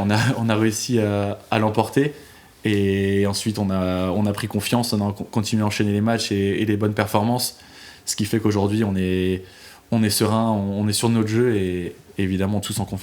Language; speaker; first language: French; native; French